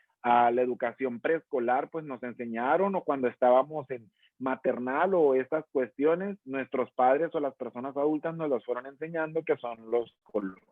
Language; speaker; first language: Spanish; native; Spanish